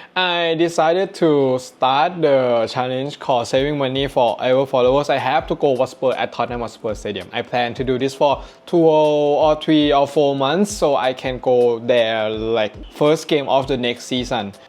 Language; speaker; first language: English; non-native, fluent; Thai